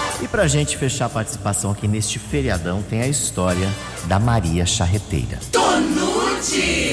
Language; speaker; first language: Portuguese; native; Portuguese